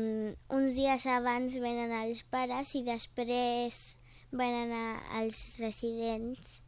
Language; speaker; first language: Catalan; non-native, local second language; Spanish